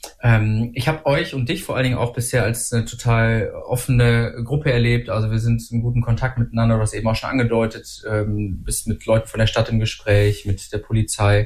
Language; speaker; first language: German; native; German